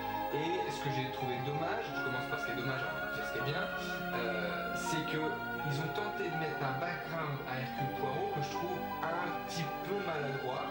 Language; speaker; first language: French; native; French